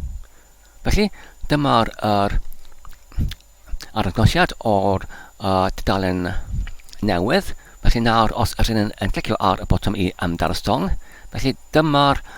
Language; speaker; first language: Welsh; non-native, learner; Polish